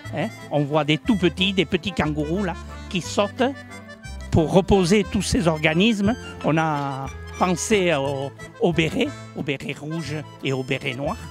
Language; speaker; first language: French; native; French